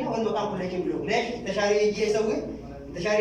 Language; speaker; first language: Arabic; non-native, learner; Hindi